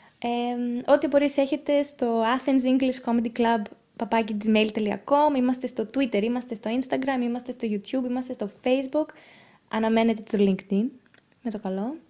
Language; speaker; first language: Greek; early bilingual, heritage; Greek